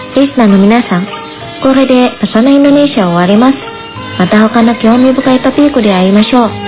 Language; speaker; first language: Japanese; non-native, fluent; Indonesian